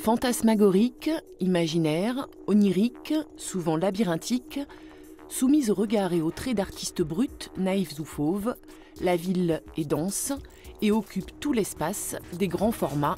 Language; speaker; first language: French; native; French